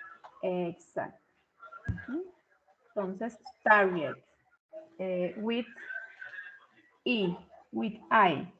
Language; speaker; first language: English; non-native, fluent; Spanish